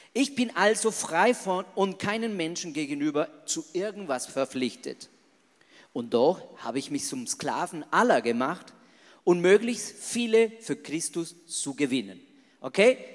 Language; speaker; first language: German; non-native, fluent; Spanish